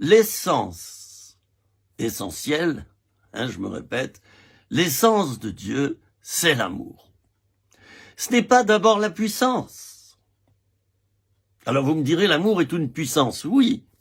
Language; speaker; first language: French; native; French